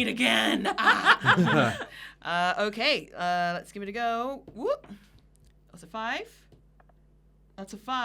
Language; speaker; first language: English; native; English